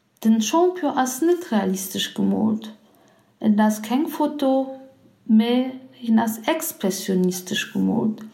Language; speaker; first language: Luxembourgish; non-native, fluent; Polish